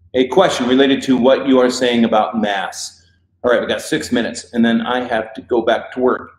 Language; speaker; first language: English; native; English